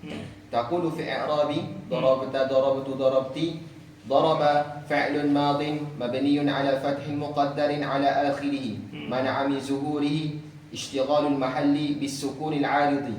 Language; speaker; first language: Arabic; non-native, learner; Malay